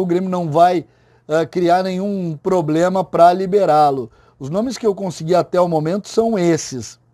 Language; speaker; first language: Portuguese; native; Portuguese